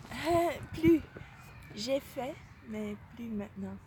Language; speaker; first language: French; non-native, local second language; Swiss German